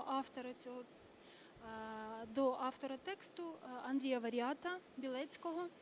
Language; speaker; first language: Ukrainian; native; Ukrainian